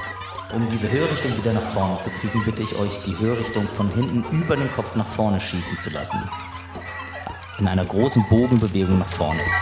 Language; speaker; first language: German; native; German